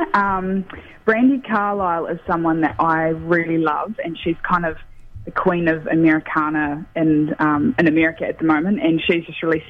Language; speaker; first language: English; native; English